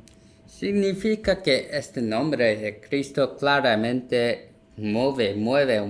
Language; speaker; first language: Spanish; non-native, learner; Korean